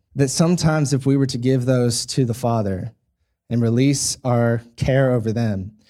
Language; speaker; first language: English; native; English